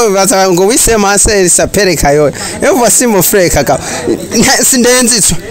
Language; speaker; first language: French; non-native, learner; Rundi